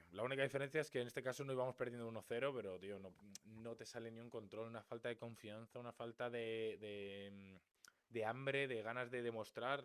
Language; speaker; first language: Spanish; native; Spanish